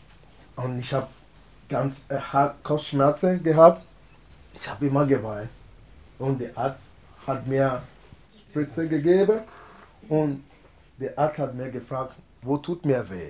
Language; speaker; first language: German; non-native, learner; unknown